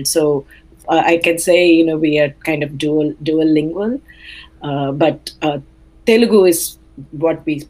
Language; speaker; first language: English; non-native, local second language; Telugu